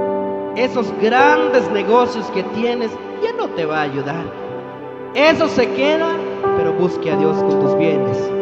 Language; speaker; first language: Spanish; non-native, local second language; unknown